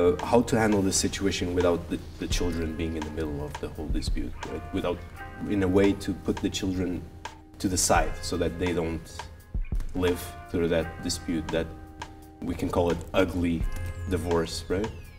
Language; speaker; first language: English; early bilingual, other home language; Portuguese